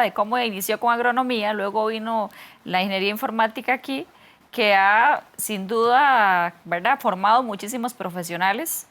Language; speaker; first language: Spanish; native; Spanish